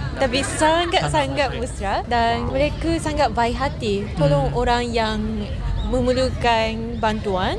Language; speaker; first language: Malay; non-native, fluent; Japanese